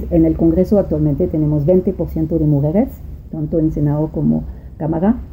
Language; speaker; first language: Spanish; non-native, fluent; French